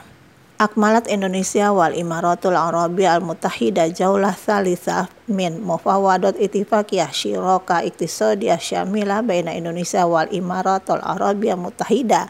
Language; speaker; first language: Arabic; non-native, fluent; Indonesian